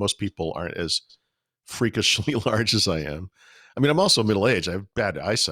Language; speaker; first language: English; native; English